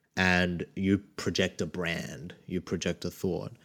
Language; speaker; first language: English; early bilingual, other home language; Korean